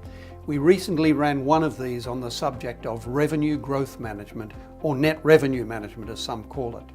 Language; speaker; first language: English; native; English